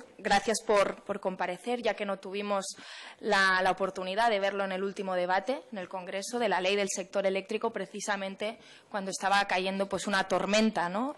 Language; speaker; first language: Spanish; non-native, local second language; Catalan